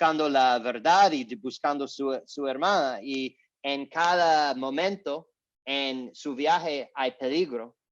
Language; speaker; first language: Spanish; non-native, learner; English